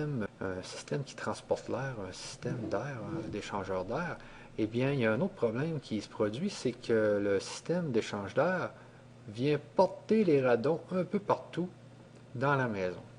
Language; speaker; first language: French; native; French